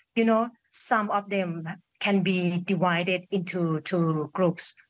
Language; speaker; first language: English; non-native, fluent; Thai